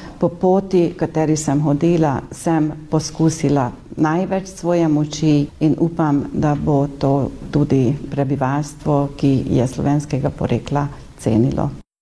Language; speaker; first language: Slovenian; native; Slovenian